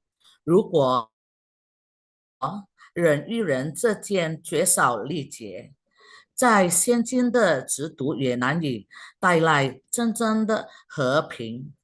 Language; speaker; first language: Chinese; non-native, fluent; Indonesian